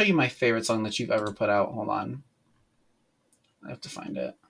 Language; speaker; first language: English; native; English